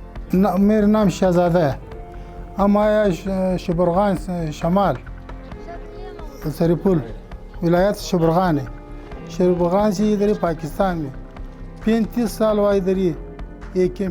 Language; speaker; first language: Hindi; non-native, learner; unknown